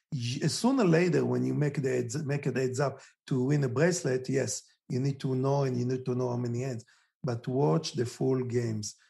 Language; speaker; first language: English; non-native, fluent; Hebrew